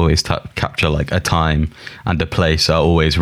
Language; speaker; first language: English; native; English